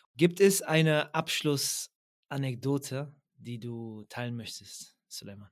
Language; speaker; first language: German; early bilingual, other home language; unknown